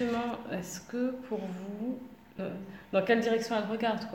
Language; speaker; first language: French; native; French